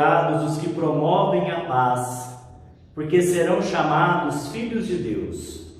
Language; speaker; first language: Portuguese; native; Portuguese